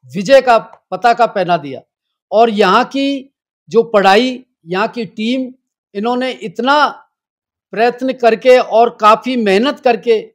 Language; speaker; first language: Hindi; native; Hindi